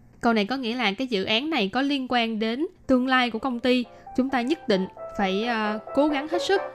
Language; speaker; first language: Vietnamese; native; Vietnamese